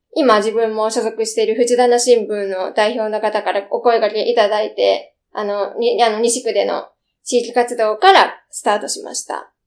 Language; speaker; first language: Japanese; native; Japanese